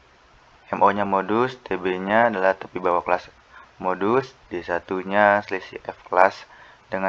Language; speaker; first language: Indonesian; native; Indonesian